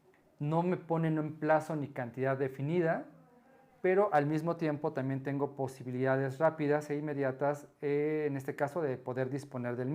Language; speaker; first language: Spanish; native; Spanish